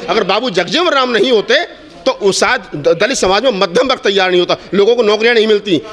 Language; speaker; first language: Hindi; native; Hindi